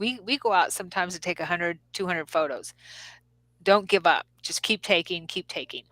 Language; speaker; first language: English; native; English